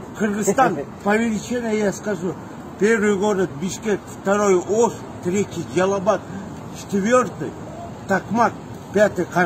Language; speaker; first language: Russian; non-native, local second language; Kyrgyz